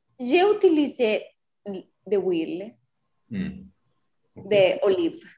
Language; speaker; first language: French; non-native, learner; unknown